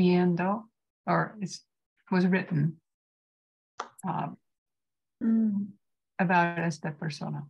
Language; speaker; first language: Spanish; non-native, learner; English